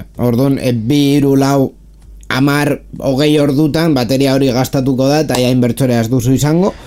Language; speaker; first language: Basque; non-native, local second language; Spanish